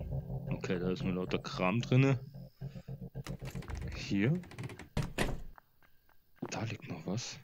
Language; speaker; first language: German; native; German